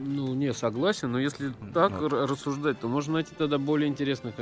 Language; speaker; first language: Russian; native; Russian